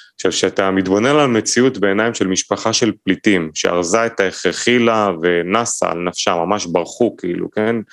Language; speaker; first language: Hebrew; native; Hebrew